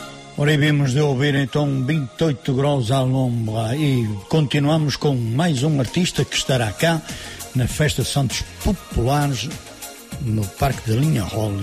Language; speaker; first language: Portuguese; early bilingual, heritage; Portuguese